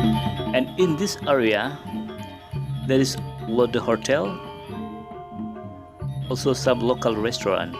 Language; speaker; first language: English; non-native, learner; Indonesian